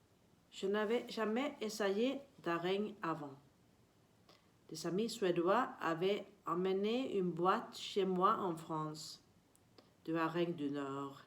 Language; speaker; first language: French; non-native, learner; Swedish